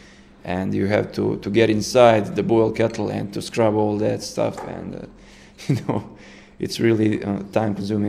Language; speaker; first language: English; non-native, fluent; Serbian